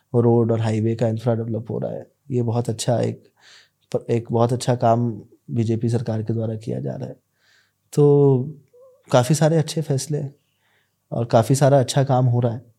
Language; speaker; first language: Hindi; native; Hindi